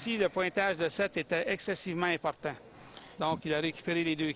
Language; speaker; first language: French; native; French